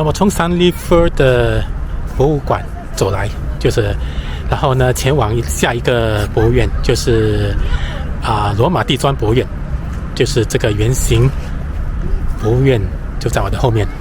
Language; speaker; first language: Chinese; native; Chinese